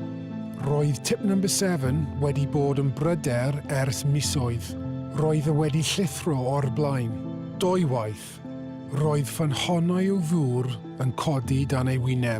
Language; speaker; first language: Welsh; native; Welsh